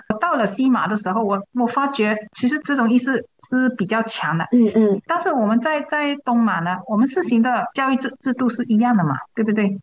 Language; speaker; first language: Chinese; native; Chinese